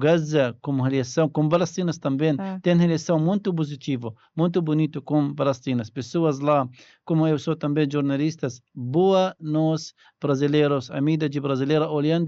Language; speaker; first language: Portuguese; non-native, learner; Arabic